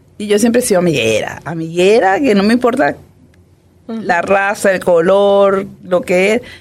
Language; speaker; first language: Spanish; native; Spanish